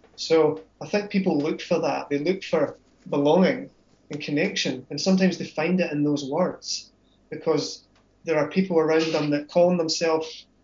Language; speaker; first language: English; native; English